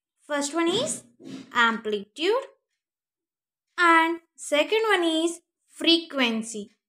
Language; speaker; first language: English; non-native, local second language; Telugu